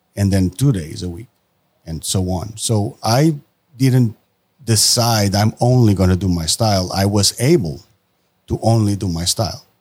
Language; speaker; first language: English; non-native, fluent; Portuguese